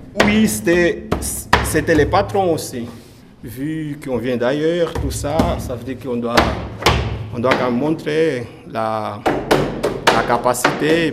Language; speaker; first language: French; non-native, fluent; Portuguese